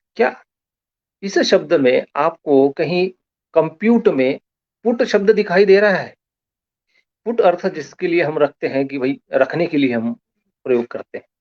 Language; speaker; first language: Hindi; non-native, local second language; Marathi